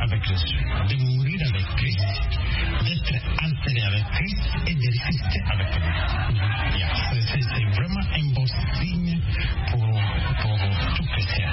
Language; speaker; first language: French; non-native, local second language; Kinyarwanda